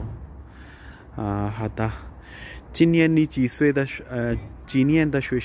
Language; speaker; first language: Chinese; non-native, learner; Urdu